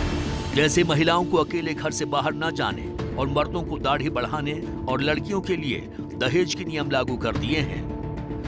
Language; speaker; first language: Hindi; native; Hindi